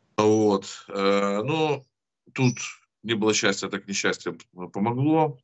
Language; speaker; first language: Russian; native; Russian